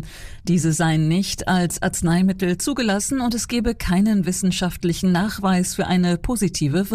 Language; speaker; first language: German; native; German